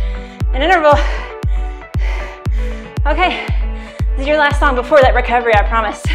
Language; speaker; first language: English; native; English